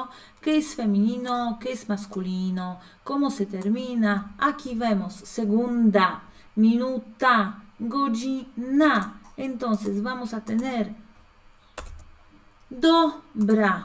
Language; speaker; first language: Spanish; non-native, fluent; Polish